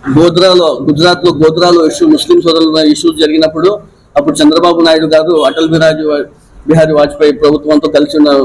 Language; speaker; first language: Telugu; non-native, local second language; Urdu